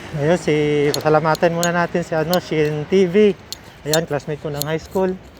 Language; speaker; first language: Filipino; native; Filipino